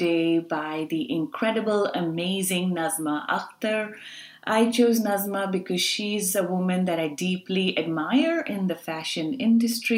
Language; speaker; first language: English; non-native, local second language; Urdu